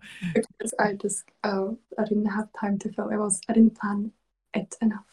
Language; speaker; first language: English; non-native, fluent; Swedish